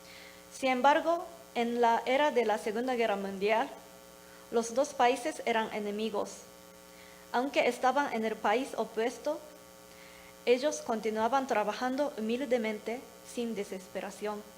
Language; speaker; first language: Spanish; non-native, learner; Japanese